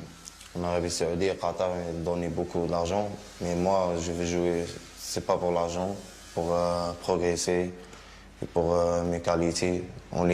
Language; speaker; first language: French; non-native, learner; Arabic